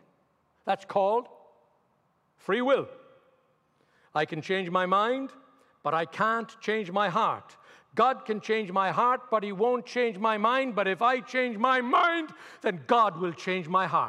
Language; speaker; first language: English; native; English